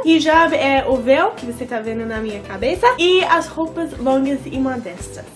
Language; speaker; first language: Portuguese; non-native, fluent; English